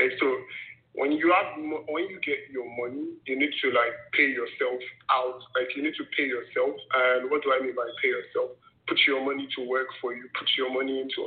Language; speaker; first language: English; non-native, local second language; Yoruba